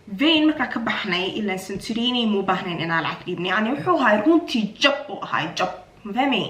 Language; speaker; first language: Somali; early bilingual, heritage; Somali